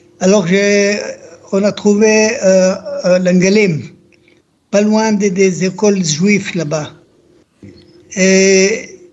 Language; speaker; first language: French; non-native, learner; Hebrew